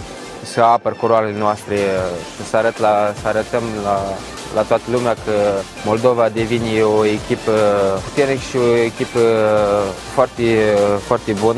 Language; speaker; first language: Romanian; early bilingual, heritage; Romanian